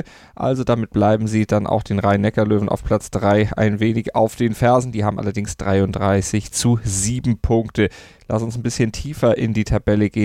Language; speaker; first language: German; native; German